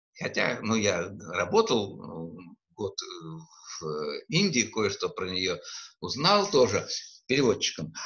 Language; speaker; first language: Russian; native; Russian